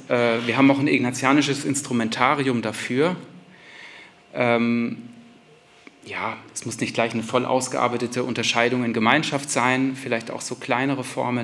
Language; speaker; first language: German; native; German